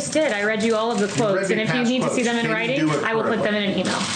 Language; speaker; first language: English; native; English